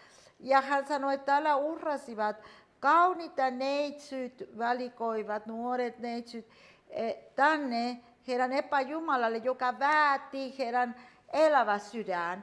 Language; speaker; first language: Finnish; non-native, fluent; Spanish